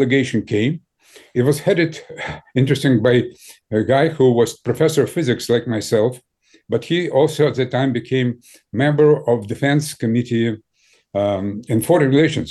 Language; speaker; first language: English; non-native, fluent; Ukrainian